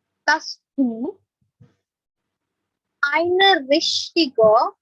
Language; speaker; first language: German; non-native, fluent; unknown